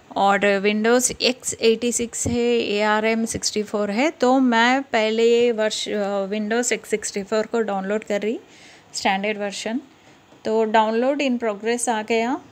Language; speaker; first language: Hindi; non-native, local second language; Telugu